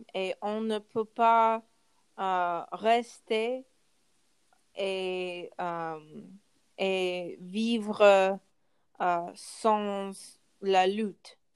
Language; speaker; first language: French; non-native, learner; English